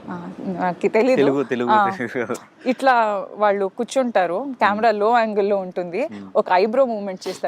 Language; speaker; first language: Telugu; non-native, fluent; Kannada